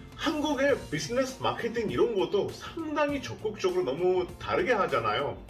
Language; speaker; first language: Korean; non-native, fluent; Hindi